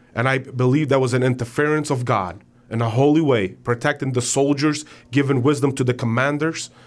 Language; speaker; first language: English; non-native, fluent; Ukrainian